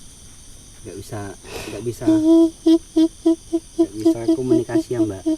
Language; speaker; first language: Indonesian; native; Indonesian